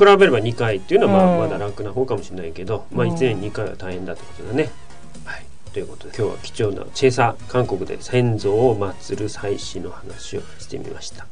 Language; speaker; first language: Japanese; native; Japanese